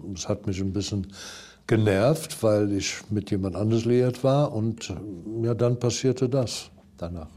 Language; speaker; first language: German; non-native, fluent; English